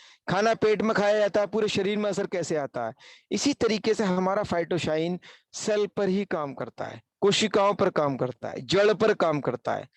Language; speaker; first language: Hindi; native; Hindi